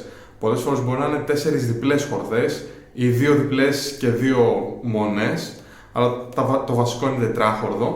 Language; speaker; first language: Greek; native; Greek